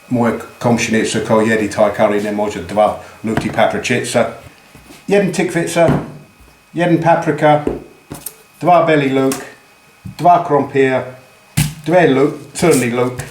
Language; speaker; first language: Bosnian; non-native, learner; English